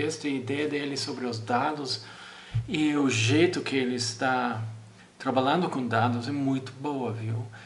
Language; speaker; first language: Portuguese; non-native, fluent; English